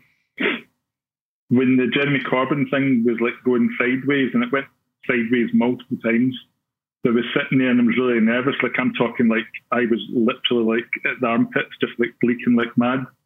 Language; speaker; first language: English; native; English